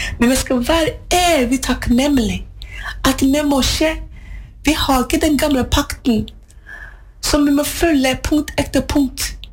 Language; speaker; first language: Norwegian; non-native, fluent; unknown